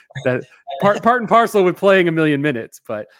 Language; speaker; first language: English; native; English